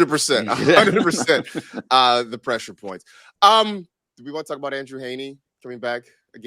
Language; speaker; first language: English; native; English